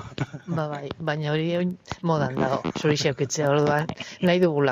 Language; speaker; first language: Basque; native; Basque